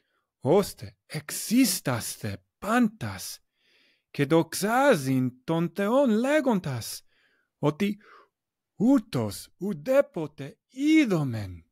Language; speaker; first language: Greek; non-native, fluent; English